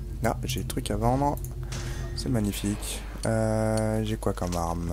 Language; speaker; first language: French; native; French